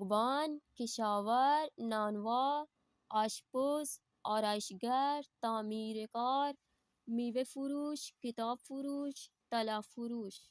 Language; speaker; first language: Persian; non-native, learner; Urdu